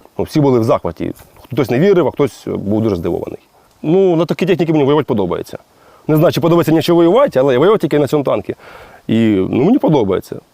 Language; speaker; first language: Ukrainian; non-native, local second language; Russian